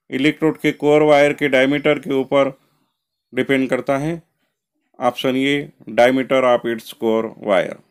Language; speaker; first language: Hindi; non-native, local second language; Marathi